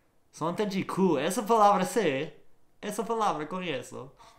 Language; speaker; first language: Portuguese; non-native, fluent; English